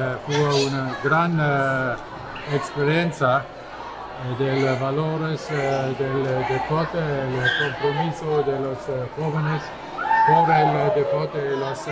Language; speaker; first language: Spanish; non-native, learner; German